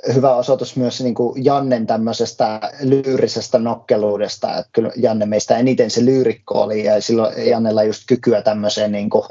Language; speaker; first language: Finnish; native; Finnish